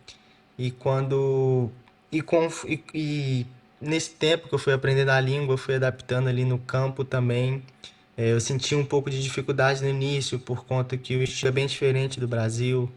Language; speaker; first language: Portuguese; native; Portuguese